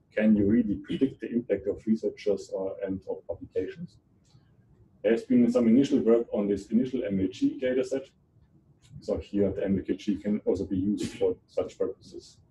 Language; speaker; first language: English; non-native, fluent; German